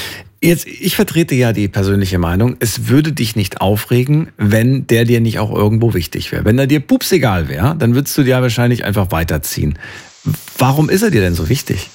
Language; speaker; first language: German; native; German